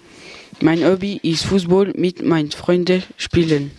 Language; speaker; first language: German; non-native, learner; French